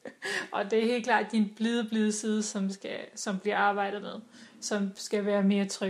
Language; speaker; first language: Danish; native; Danish